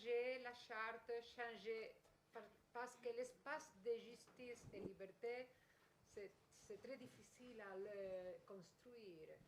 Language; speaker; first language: French; non-native, fluent; Spanish